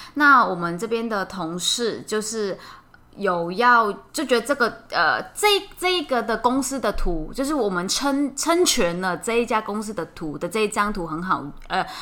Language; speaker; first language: Chinese; non-native, fluent; Cantonese